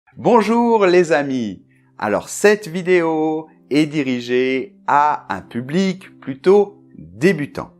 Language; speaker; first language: French; native; French